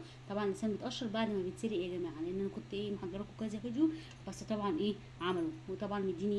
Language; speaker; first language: Arabic; native; Arabic